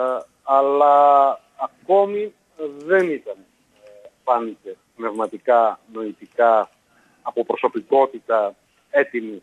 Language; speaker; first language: Greek; native; Greek